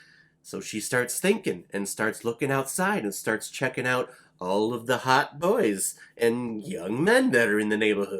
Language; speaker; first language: English; native; English